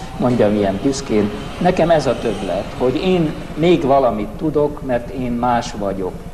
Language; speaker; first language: Hungarian; non-native, local second language; German